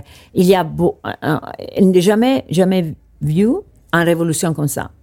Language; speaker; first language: French; non-native, learner; Italian